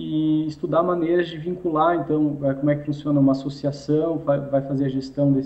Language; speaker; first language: Portuguese; native; Portuguese